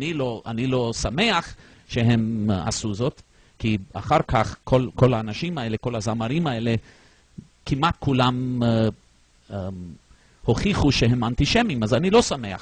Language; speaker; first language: Hebrew; non-native, fluent; English